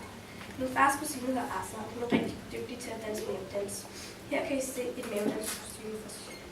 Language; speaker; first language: Danish; early bilingual, heritage; Danish